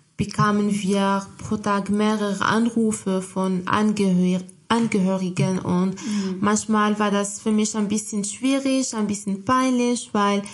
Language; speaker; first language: German; non-native, fluent; Arabic